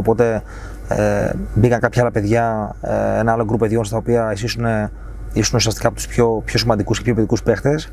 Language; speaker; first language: Greek; native; Greek